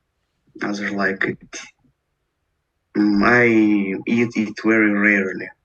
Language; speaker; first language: English; non-native, learner; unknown